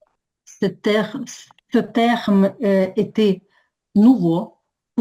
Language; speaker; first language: French; non-native, learner; Ukrainian